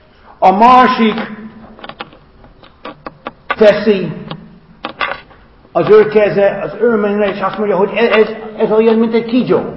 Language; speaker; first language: Hungarian; non-native, learner; English